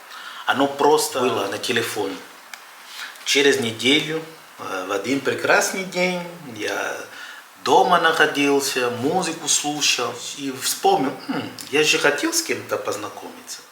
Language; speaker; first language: Russian; non-native, fluent; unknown